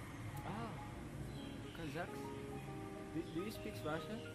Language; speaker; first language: English; non-native, fluent; Indonesian